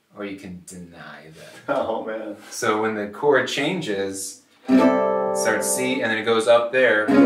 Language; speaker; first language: English; native; English